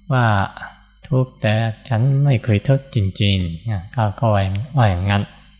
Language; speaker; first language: Thai; non-native, fluent; Japanese